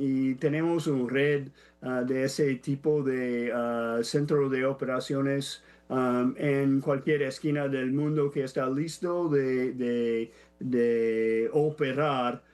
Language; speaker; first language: Spanish; non-native, fluent; English